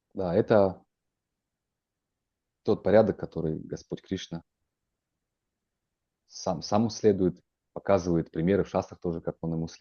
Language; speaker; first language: Russian; native; Russian